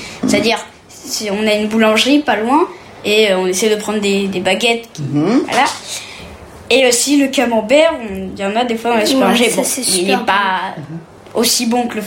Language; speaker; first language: French; early bilingual, heritage; French